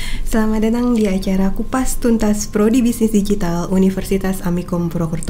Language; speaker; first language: Indonesian; native; Indonesian